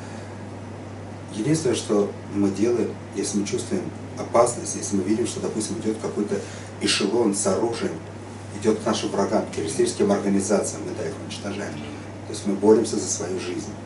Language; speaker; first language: Russian; native; Russian